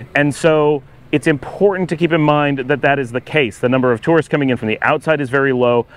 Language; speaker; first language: English; native; English